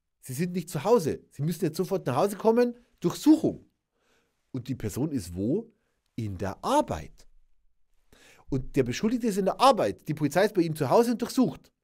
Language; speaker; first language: German; native; German